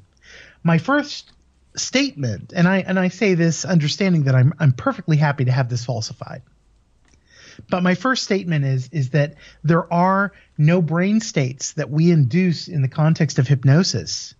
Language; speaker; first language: English; native; English